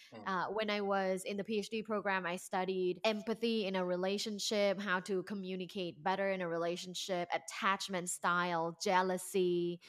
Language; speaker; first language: English; non-native, fluent; Thai